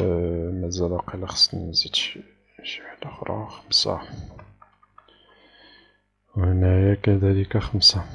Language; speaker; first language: Arabic; native; Arabic